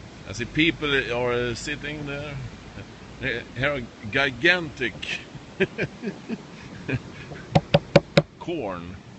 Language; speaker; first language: English; non-native, learner; Swedish